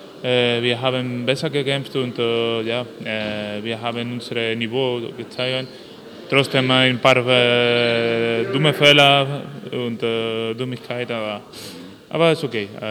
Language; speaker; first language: German; non-native, learner; Spanish